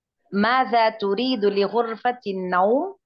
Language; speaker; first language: Arabic; non-native, learner; Urdu